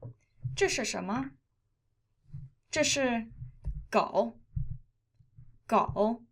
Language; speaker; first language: Chinese; non-native, fluent; English